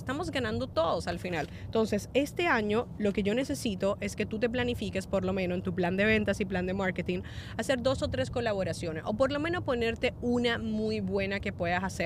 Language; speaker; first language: Spanish; native; Spanish